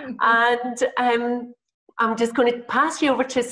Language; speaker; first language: English; native; English